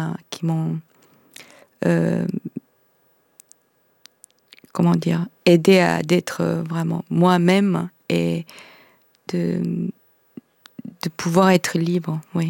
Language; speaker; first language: French; non-native, fluent; Korean